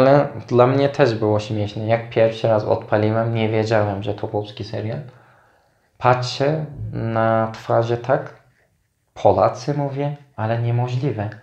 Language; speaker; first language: Polish; non-native, fluent; Turkish